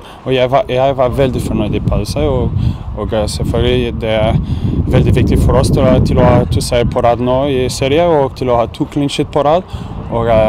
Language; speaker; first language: Norwegian; non-native, fluent; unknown